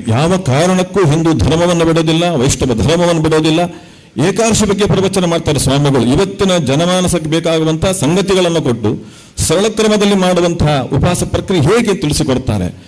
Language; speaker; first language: Kannada; native; Kannada